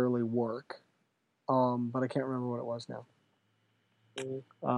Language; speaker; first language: English; native; English